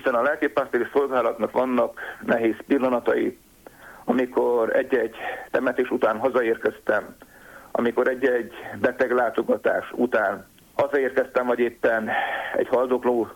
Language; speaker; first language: Hungarian; native; Hungarian